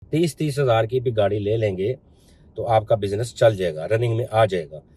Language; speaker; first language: Urdu; non-native, local second language; Punjabi